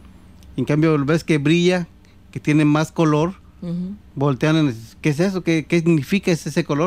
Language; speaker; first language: Spanish; native; Spanish